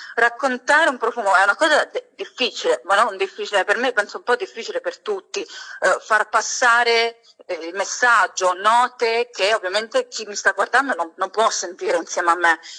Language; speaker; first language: Italian; native; Italian